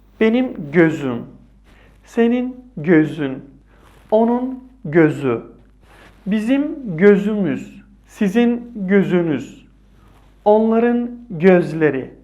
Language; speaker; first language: Turkish; non-native, fluent; Persian